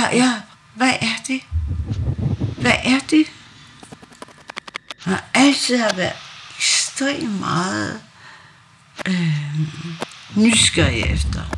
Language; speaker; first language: Danish; non-native, local second language; Kalaallisut